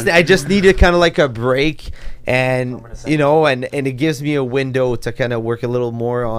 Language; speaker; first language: English; non-native, fluent; French